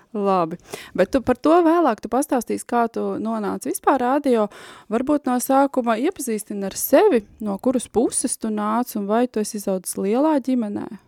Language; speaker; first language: Latvian; native; Latvian